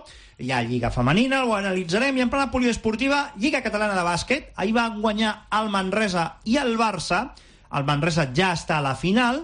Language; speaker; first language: Catalan; native; Catalan